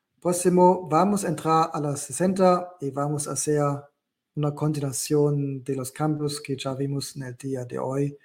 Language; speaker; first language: Spanish; non-native, learner; German